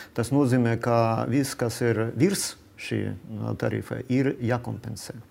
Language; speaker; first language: Latvian; non-native, local second language; Russian